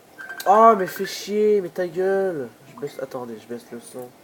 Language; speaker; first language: French; native; French